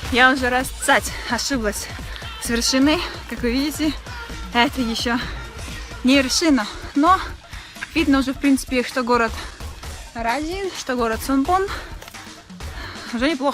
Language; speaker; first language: Russian; native; Russian